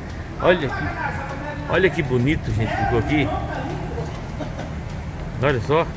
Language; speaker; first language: Portuguese; native; Portuguese